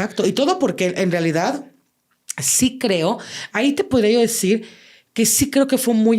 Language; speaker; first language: Spanish; native; Spanish